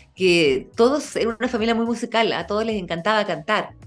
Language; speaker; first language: Spanish; native; Spanish